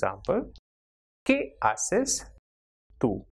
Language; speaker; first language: Spanish; non-native, fluent; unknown